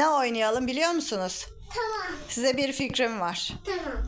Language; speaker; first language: Turkish; native; Turkish